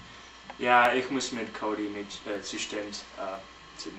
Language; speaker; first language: German; non-native, learner; English